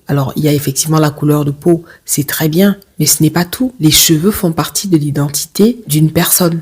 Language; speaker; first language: French; native; French